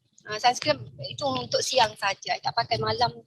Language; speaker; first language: Malay; native; Malay